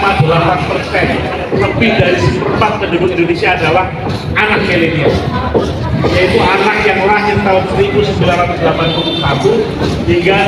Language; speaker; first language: Indonesian; native; Indonesian